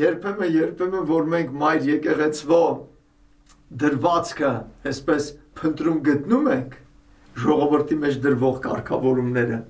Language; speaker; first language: Armenian; native; Armenian